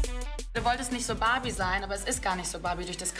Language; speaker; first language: German; native; German